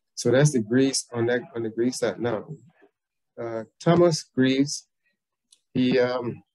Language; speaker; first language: English; native; English